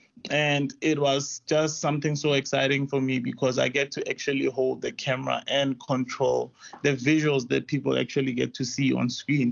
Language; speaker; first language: English; non-native, local second language; Tswana